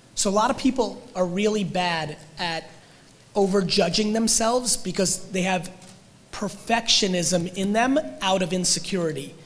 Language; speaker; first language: English; early bilingual, other home language; Russian